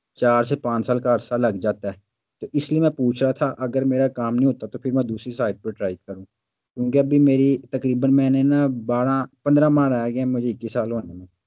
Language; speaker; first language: Urdu; non-native, local second language; Punjabi